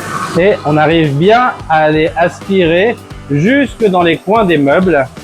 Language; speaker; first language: French; native; French